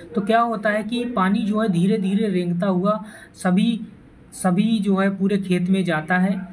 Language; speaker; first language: Hindi; native; Hindi